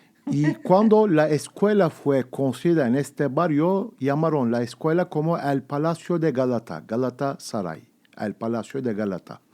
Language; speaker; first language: Spanish; non-native, fluent; Turkish